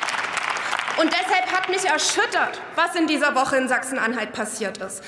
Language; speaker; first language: German; early bilingual, other home language; Arabic